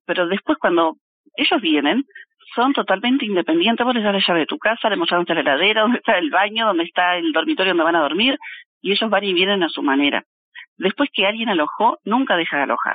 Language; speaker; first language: Spanish; native; Spanish